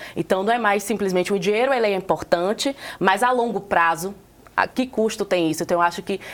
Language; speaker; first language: Portuguese; native; Portuguese